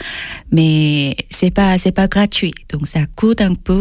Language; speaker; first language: French; non-native, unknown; Korean